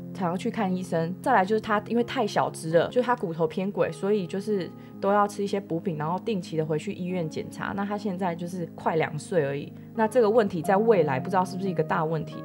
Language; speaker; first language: Chinese; native; Chinese